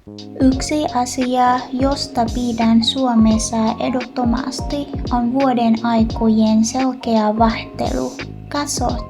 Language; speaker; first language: Finnish; non-native, learner; Vietnamese